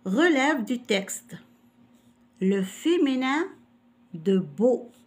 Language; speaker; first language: French; non-native, local second language; Arabic